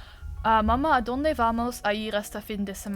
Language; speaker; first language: Spanish; non-native, learner; English